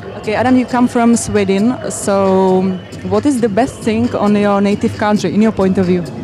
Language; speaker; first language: English; non-native, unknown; Czech